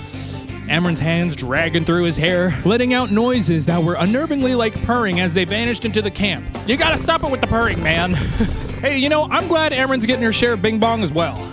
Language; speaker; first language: English; native; English